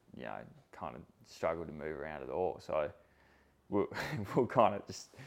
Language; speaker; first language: English; native; English